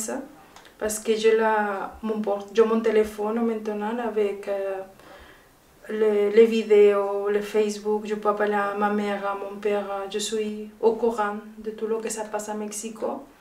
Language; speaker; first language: French; non-native, learner; Spanish